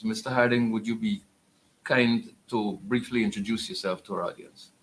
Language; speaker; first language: English; native; English